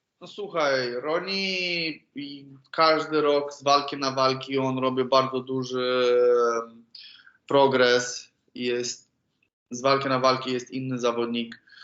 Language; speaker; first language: Polish; non-native, learner; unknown